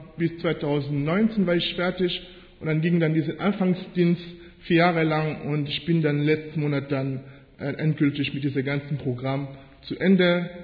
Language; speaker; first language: German; non-native, fluent; French